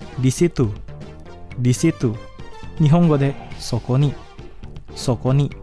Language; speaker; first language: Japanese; non-native, fluent; Indonesian